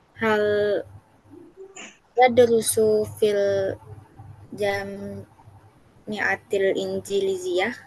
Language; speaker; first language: Arabic; non-native, learner; Indonesian